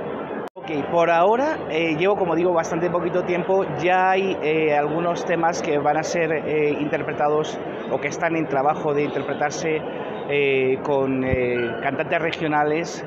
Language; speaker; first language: Spanish; native; Spanish